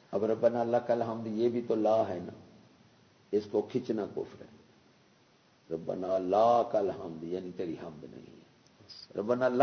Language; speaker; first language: Urdu; non-native, local second language; Punjabi